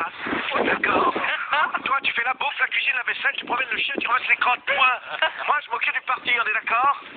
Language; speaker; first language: French; native; French